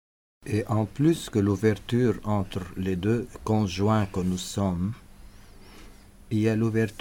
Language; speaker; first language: French; non-native, local second language; Arabic